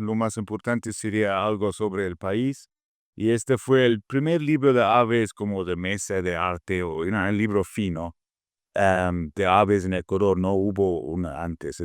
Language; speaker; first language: Spanish; non-native, fluent; English